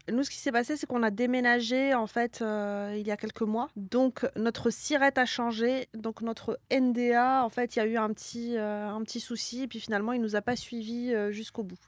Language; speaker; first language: French; native; French